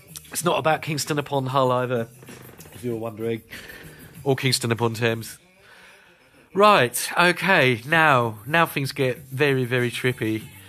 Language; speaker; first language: English; native; English